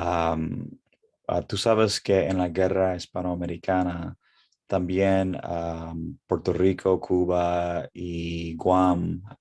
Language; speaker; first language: Spanish; early bilingual, heritage; English